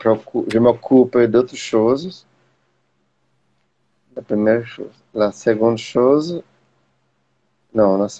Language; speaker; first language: French; non-native, learner; Portuguese